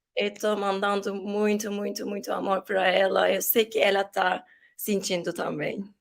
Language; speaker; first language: Portuguese; non-native, learner; Turkish